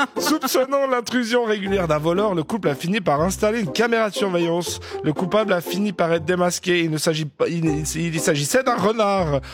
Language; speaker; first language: French; native; French